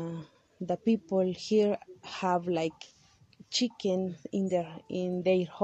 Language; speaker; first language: English; non-native, learner; Kaqchikel